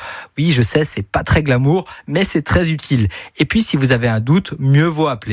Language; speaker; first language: French; native; French